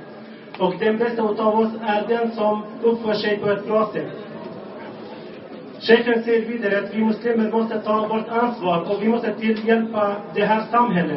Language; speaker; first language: Swedish; non-native, local second language; Arabic